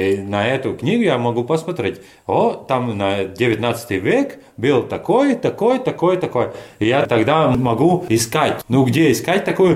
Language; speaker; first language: Russian; non-native, learner; Latvian